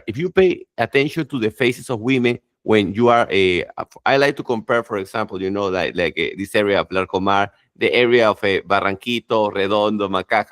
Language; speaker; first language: English; non-native, fluent; Spanish